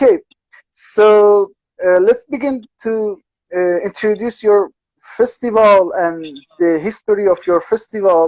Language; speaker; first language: English; non-native, learner; Persian